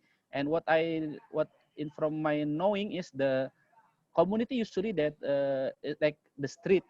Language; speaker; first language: English; non-native, learner; Indonesian